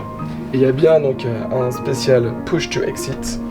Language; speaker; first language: French; native; French